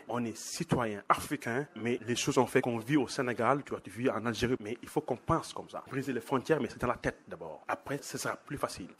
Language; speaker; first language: French; non-native, local second language; Wolof